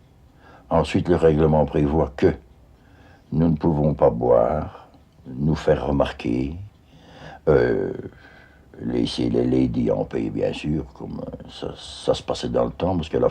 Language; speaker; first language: French; native; French